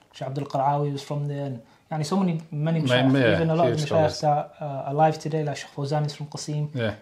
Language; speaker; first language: English; native; English